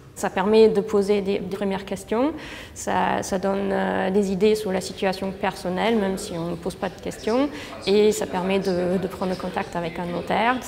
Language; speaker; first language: French; non-native, fluent; German